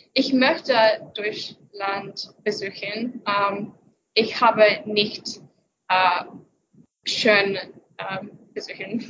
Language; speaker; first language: German; non-native, learner; English